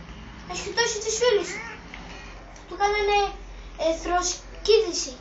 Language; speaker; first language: Greek; native; Greek